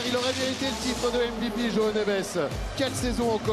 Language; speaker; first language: French; native; French